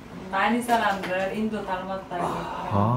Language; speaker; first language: Korean; non-native, learner; Uzbek